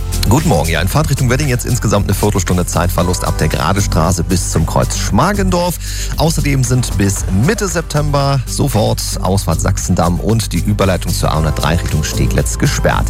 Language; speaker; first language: German; native; German